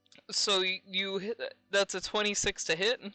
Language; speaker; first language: English; native; English